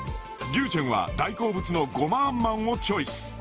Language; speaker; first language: Japanese; native; Japanese